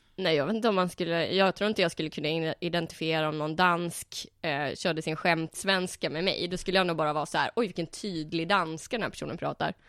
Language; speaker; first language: Swedish; native; Swedish